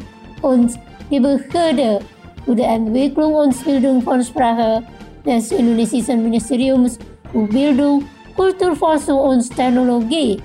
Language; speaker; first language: German; non-native, fluent; Indonesian